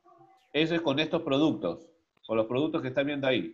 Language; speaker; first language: Spanish; native; Spanish